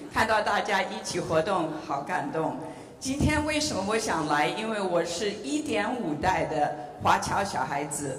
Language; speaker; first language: Chinese; early bilingual, heritage; English